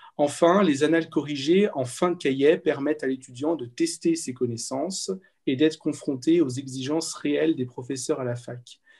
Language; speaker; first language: French; native; French